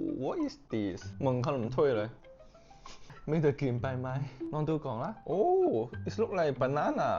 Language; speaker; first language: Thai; non-native, learner; Cantonese